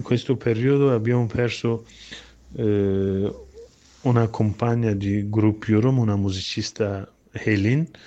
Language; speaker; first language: Italian; non-native, learner; Kurdish